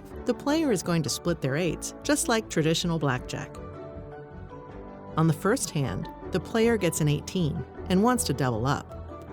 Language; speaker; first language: English; native; English